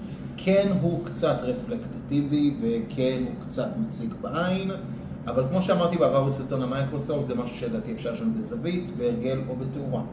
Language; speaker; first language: Hebrew; native; Hebrew